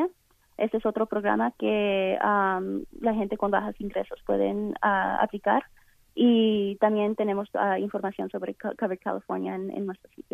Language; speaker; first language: Spanish; early bilingual, heritage; Spanish